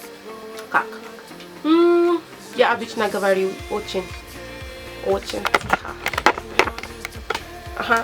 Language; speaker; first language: Russian; non-native, learner; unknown